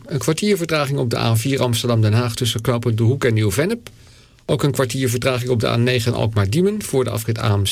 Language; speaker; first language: Dutch; native; Dutch